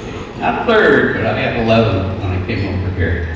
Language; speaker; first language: English; native; English